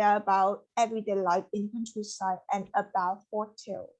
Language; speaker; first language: English; non-native, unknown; Vietnamese